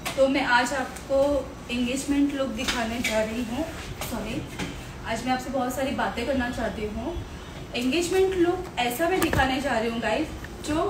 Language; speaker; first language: Hindi; non-native, local second language; Gujarati